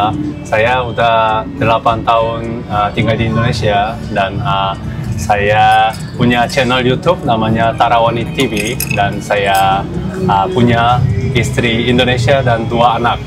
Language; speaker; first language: Indonesian; non-native, fluent; Korean